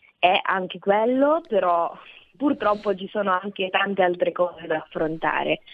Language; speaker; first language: Italian; early bilingual, other home language; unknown